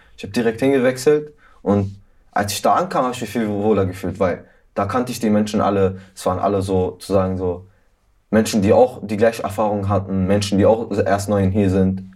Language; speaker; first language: German; early bilingual, other home language; Arabic